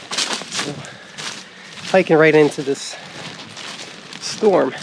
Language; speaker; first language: English; native; English